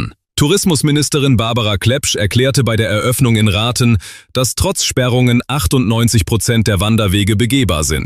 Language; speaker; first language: German; native; German